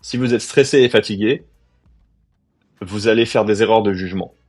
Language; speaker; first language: French; native; French